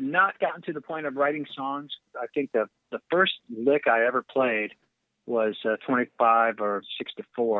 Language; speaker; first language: English; native; English